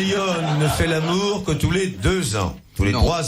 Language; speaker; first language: French; native; French